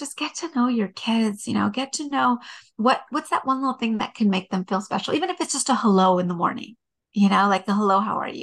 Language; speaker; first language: English; native; English